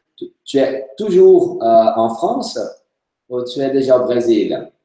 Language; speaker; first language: French; non-native, fluent; Portuguese